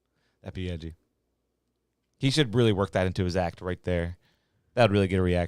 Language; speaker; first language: English; native; English